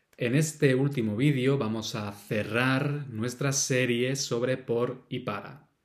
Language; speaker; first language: Spanish; native; Spanish